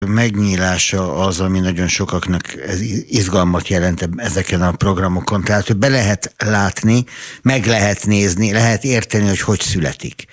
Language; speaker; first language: Hungarian; native; Hungarian